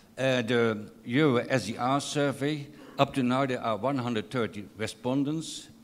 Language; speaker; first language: English; non-native, fluent; Dutch